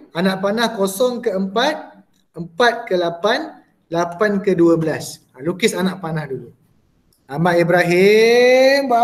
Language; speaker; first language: Malay; native; Malay